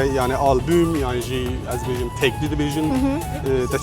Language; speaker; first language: Kurdish; native; Kurdish